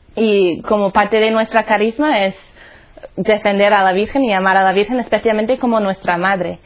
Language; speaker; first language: Spanish; non-native, fluent; English